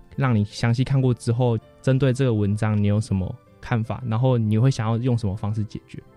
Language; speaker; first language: Chinese; native; Chinese